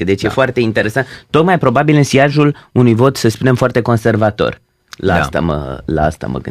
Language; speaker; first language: Romanian; native; Romanian